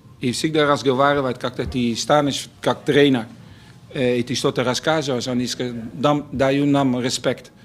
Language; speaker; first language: Russian; non-native, learner; Dutch